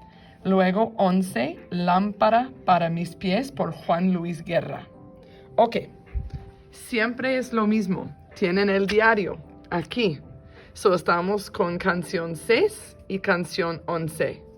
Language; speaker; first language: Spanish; non-native, fluent; English